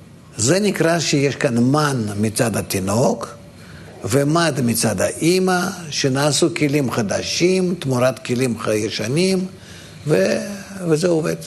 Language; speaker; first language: Hebrew; non-native, fluent; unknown